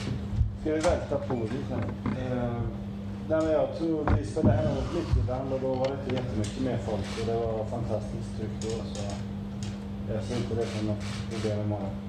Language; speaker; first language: Swedish; native; Swedish